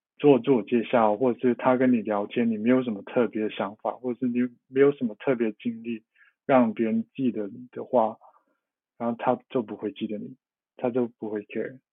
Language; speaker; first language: Chinese; non-native, local second language; Cantonese